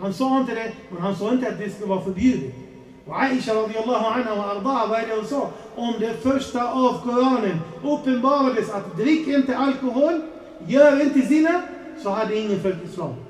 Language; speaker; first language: Swedish; non-native, fluent; Arabic